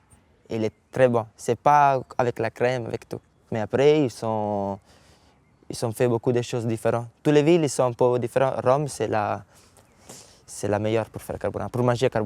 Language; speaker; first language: French; non-native, learner; Italian